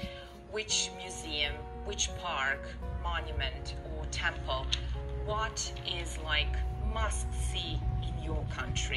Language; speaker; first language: English; non-native, fluent; Serbian